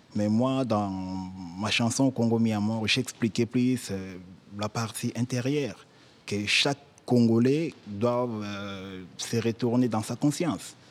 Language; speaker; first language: French; non-native, local second language; Lingala